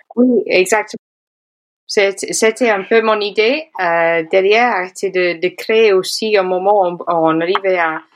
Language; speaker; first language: French; non-native, fluent; English